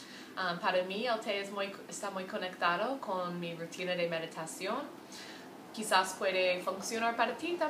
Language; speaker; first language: Spanish; non-native, fluent; English